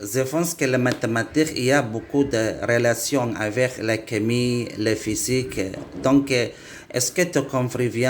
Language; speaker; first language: French; non-native, learner; Indonesian